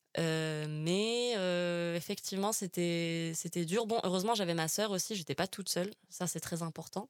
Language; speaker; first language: French; non-native, local second language; Arabic